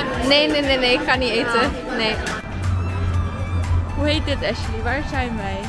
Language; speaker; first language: Dutch; early bilingual, other home language; Chinese